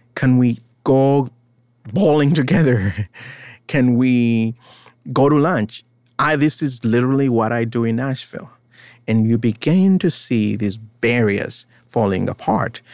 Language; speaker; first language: English; non-native, local second language; Ganda